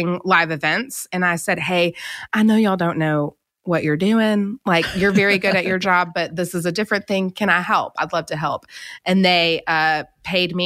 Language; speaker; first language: English; native; English